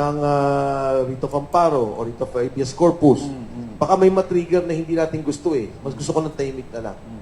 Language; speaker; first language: Filipino; native; Filipino